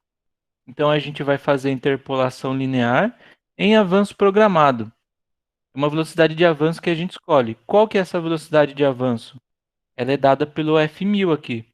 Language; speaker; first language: Portuguese; native; Portuguese